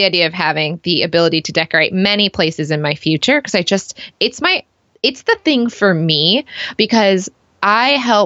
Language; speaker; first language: English; native; English